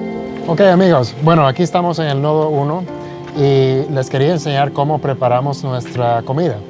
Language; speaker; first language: Spanish; early bilingual, heritage; Spanish